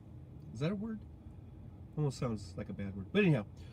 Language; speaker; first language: English; native; English